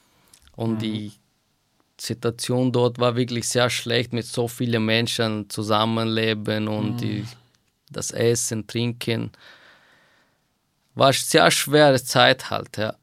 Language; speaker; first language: German; non-native, fluent; Persian